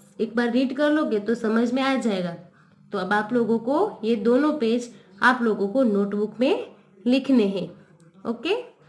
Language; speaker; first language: Hindi; non-native, local second language; Gujarati